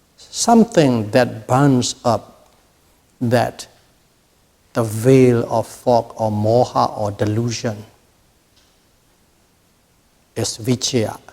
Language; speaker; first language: English; non-native, fluent; Burmese